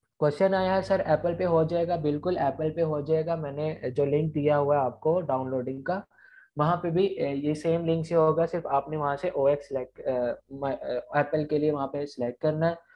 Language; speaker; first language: Urdu; non-native, local second language; Punjabi